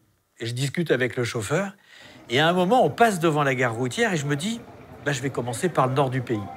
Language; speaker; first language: French; native; French